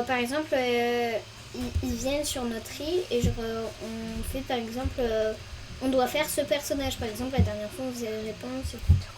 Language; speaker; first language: French; native; French